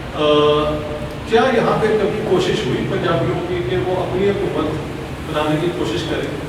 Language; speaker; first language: Urdu; non-native, local second language; Punjabi